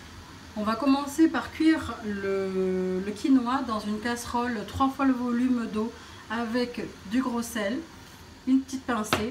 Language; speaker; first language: French; native; French